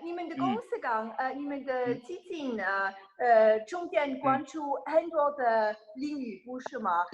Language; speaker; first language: Chinese; non-native, fluent; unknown